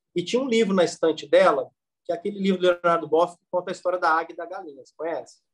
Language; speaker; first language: Portuguese; native; Portuguese